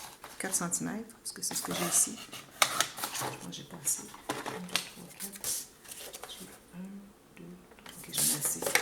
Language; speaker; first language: French; native; French